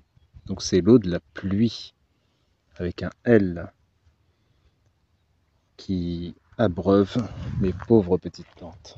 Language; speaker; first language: French; native; French